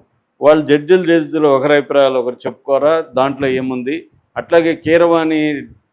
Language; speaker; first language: Telugu; native; Telugu